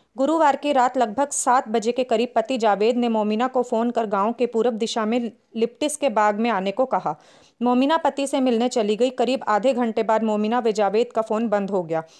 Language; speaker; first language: Hindi; native; Hindi